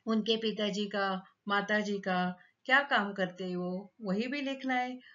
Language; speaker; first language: Hindi; non-native, local second language; Marathi